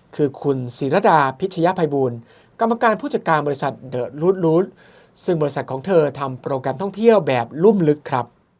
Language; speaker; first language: Thai; native; Thai